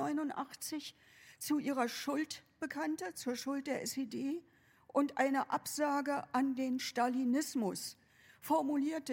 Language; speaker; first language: German; native; German